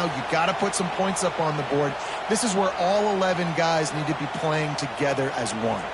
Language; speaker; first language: English; native; English